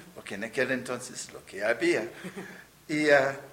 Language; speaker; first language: Spanish; non-native, fluent; English